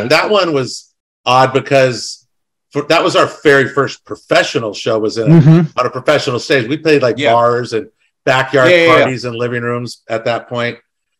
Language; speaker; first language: English; native; English